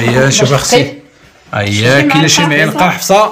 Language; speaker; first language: Arabic; native; Arabic